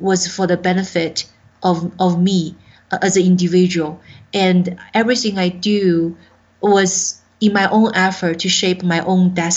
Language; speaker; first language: English; non-native, fluent; Chinese